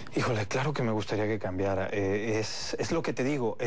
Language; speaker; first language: Spanish; native; Spanish